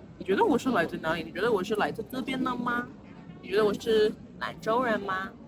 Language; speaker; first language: Chinese; early bilingual, other home language; English